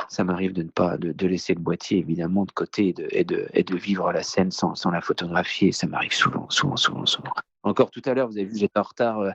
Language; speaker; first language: French; native; French